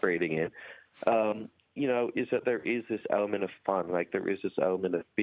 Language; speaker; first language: English; native; English